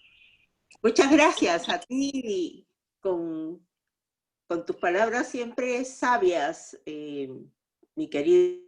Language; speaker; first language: Spanish; native; Spanish